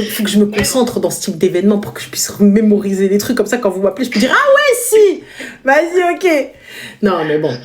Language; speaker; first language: French; native; French